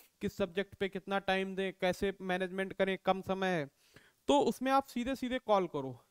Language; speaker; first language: Hindi; native; Hindi